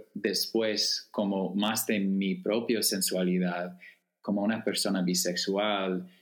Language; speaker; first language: Spanish; non-native, fluent; English